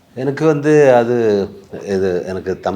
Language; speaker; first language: Tamil; non-native, learner; Malayalam